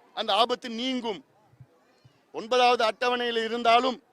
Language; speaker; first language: Tamil; native; Tamil